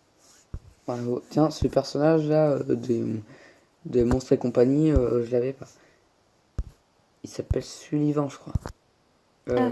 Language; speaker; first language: French; native; French